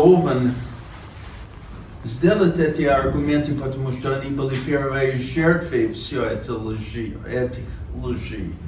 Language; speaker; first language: Russian; non-native, fluent; English